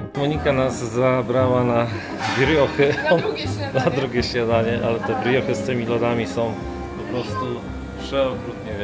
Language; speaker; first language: Polish; native; Polish